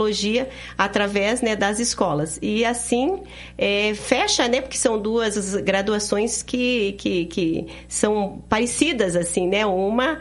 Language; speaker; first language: Portuguese; native; Portuguese